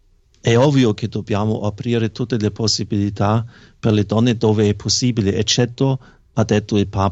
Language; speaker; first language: Italian; non-native, fluent; German